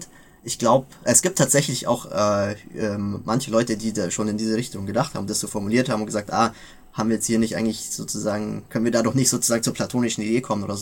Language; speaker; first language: German; native; German